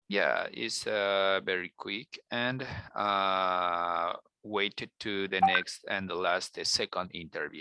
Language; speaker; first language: English; non-native, learner; Spanish